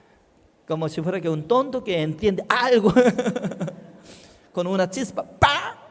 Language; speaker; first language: Spanish; non-native, fluent; Korean